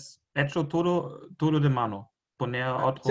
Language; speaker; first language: Spanish; non-native, fluent; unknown